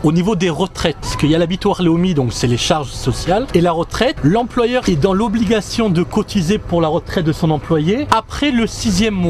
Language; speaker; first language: French; native; French